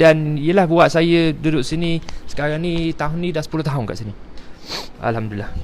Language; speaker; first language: Malay; non-native, fluent; English